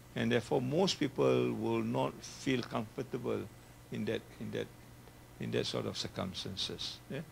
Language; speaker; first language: English; non-native, local second language; Malay